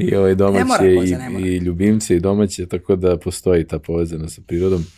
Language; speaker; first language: Serbian; native; Serbian